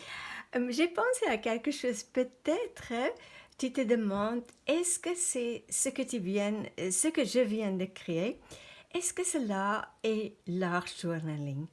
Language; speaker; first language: French; non-native, fluent; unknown